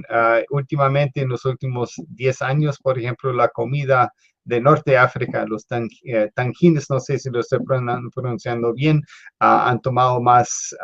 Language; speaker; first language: Spanish; non-native, fluent; English